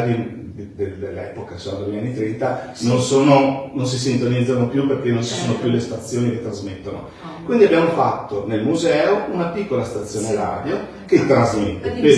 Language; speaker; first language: Italian; native; Italian